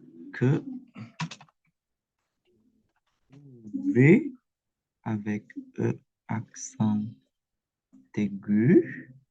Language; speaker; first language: French; non-native, fluent; Indonesian